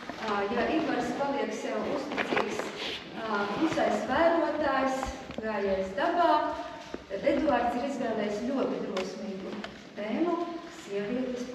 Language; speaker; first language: Latvian; native; Latvian